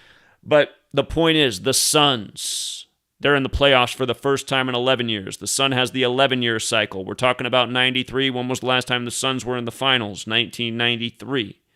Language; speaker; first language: English; native; English